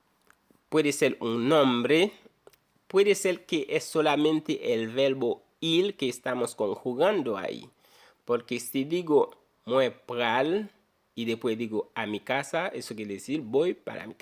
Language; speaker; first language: Spanish; non-native, fluent; Haitian Creole